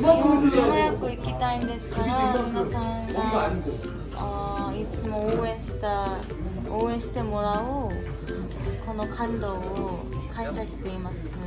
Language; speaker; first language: Japanese; non-native, learner; Korean